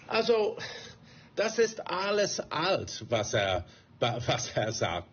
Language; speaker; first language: German; non-native, fluent; English